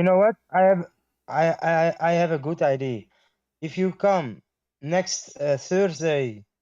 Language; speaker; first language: English; non-native, fluent; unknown